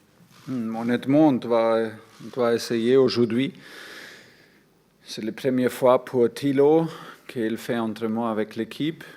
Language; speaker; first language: French; non-native, fluent; German